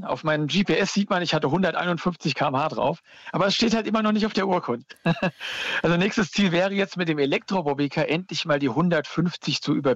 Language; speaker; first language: German; native; German